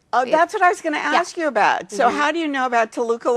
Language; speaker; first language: English; native; English